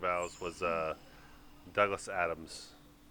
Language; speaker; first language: English; native; English